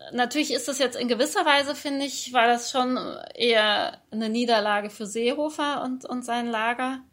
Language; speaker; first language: German; early bilingual, other home language; Persian